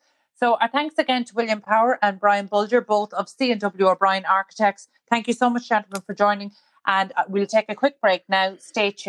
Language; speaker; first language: English; native; English